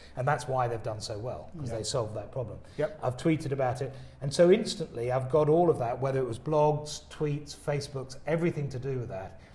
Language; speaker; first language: English; native; English